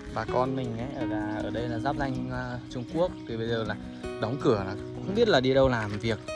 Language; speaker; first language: Vietnamese; non-native, local second language; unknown